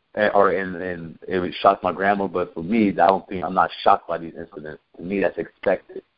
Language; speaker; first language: English; native; English